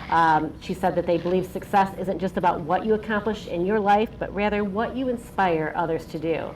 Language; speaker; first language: English; native; English